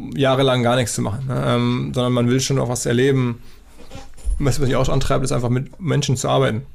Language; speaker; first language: German; native; German